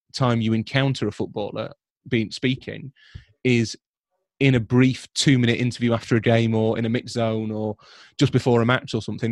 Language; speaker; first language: English; native; English